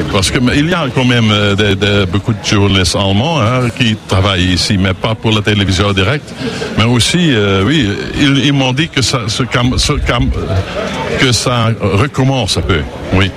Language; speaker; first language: French; non-native, learner; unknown